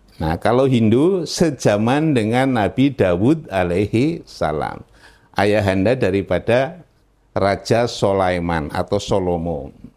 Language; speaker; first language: Indonesian; non-native, local second language; Javanese